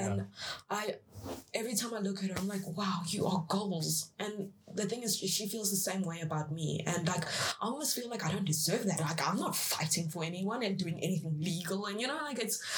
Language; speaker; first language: English; early bilingual, other home language; Chinese